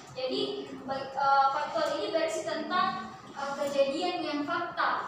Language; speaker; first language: Indonesian; native; Indonesian